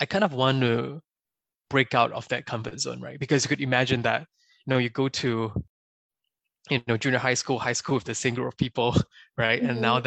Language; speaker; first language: English; native; English